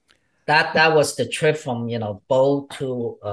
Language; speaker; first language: English; non-native, fluent; Vietnamese